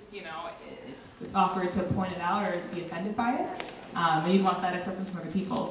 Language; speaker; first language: English; native; English